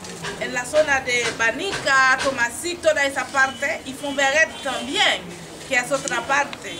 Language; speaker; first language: Spanish; non-native, fluent; Haitian Creole